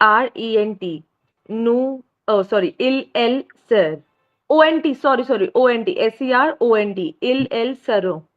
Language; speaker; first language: French; non-native, learner; Hindi